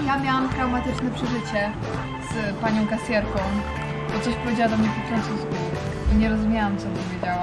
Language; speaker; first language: Polish; early bilingual, heritage; Polish